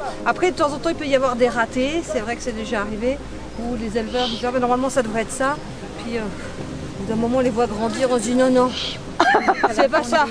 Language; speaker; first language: French; native; French